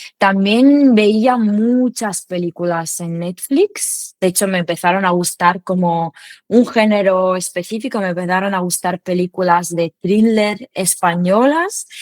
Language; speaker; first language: Spanish; non-native, fluent; Ukrainian